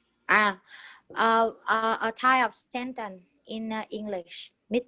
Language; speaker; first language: English; non-native, learner; Vietnamese